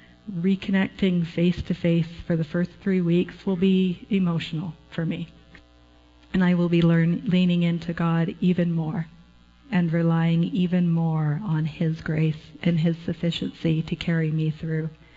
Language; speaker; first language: English; native; English